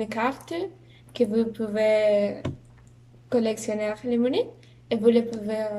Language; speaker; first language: French; non-native, learner; Spanish